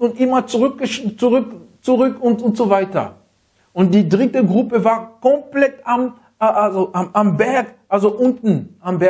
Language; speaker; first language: German; non-native, fluent; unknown